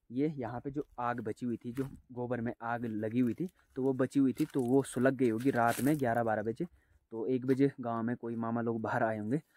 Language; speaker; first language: Hindi; non-native, local second language; Garhwali